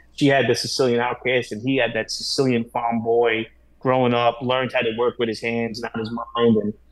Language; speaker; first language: English; native; English